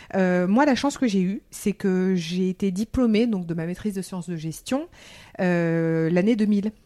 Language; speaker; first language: French; early bilingual, heritage; French